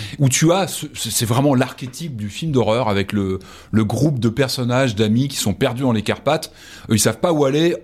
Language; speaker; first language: French; native; French